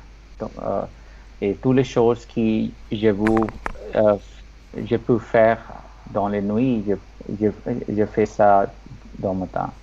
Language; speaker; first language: French; non-native, learner; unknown